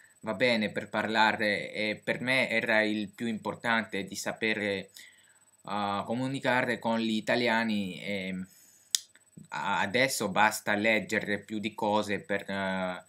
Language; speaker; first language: Italian; non-native, fluent; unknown